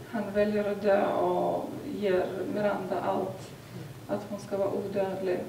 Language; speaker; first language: Swedish; non-native, fluent; Lithuanian